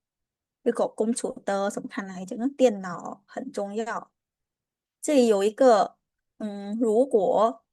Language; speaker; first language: Chinese; non-native, fluent; Khmer